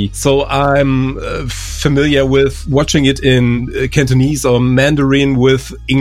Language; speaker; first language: English; non-native, fluent; German